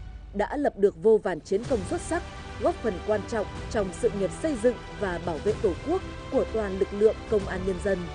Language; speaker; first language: Vietnamese; native; Vietnamese